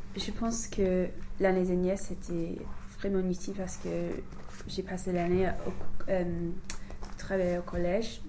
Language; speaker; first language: French; non-native, learner; English